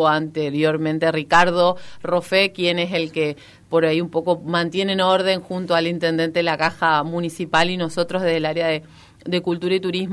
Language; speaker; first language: Spanish; native; Spanish